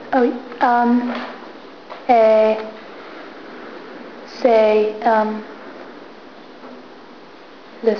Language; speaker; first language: French; non-native, learner; English